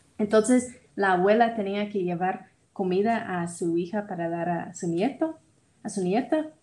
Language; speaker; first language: Spanish; non-native, fluent; English